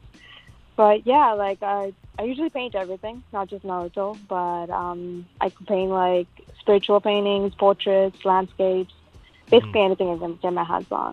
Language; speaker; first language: English; non-native, local second language; Tamil